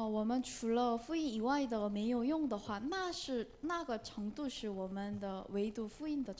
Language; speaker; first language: Chinese; non-native, learner; Korean